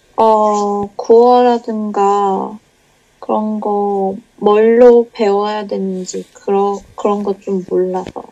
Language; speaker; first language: Korean; non-native, learner; Chinese